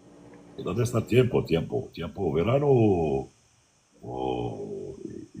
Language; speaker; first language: Spanish; non-native, learner; Arabic